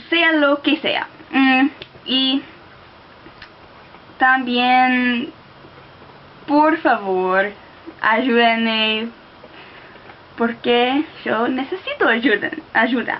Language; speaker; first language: Spanish; non-native, learner; English